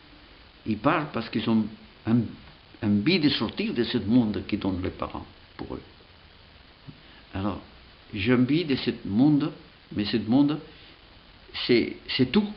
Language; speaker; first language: French; non-native, fluent; Catalan